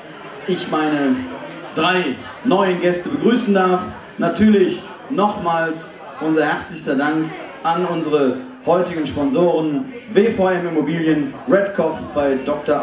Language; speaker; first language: German; native; German